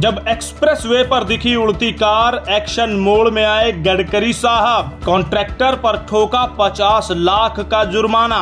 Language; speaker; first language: Hindi; native; Hindi